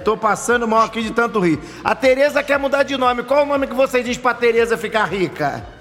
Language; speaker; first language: Portuguese; native; Portuguese